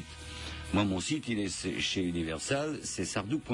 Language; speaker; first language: French; native; French